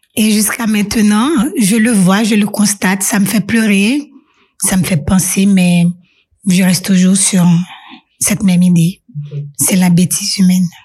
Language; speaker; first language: French; non-native, local second language; Haitian Creole